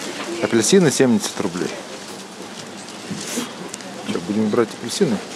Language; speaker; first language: Russian; native; Russian